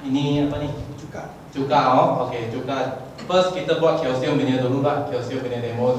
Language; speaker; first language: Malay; non-native, local second language; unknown